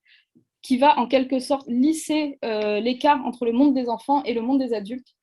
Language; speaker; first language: French; native; French